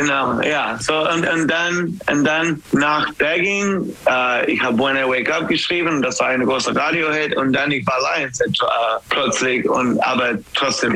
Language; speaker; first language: German; non-native, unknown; English